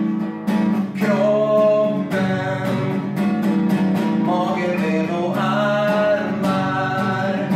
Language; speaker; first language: Swedish; non-native, learner; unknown